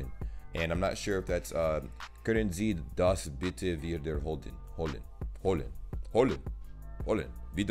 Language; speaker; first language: German; non-native, learner; English